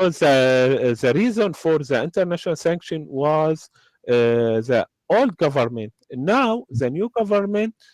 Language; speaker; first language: English; non-native, learner; Arabic